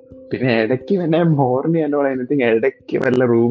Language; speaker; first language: Malayalam; early bilingual, heritage; Malayalam